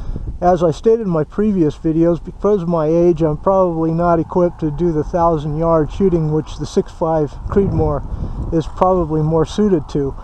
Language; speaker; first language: English; native; English